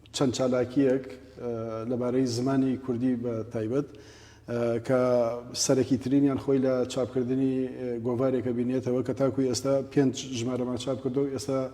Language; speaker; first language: Central Kurdish; native; Central Kurdish